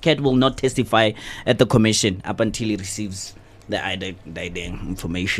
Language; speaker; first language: English; non-native, local second language; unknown